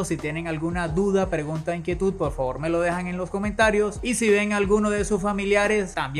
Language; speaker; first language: Spanish; native; Spanish